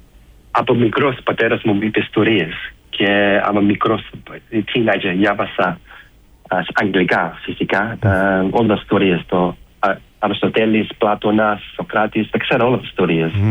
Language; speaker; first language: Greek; early bilingual, heritage; English